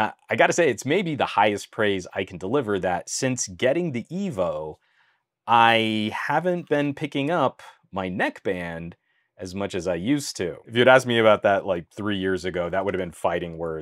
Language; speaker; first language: English; native; English